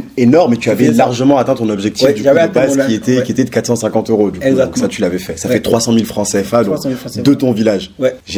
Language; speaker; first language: French; native; French